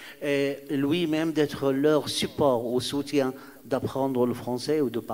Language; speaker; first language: French; non-native, fluent; Arabic